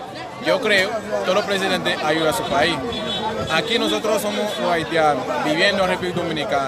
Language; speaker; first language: Spanish; non-native, fluent; Haitian Creole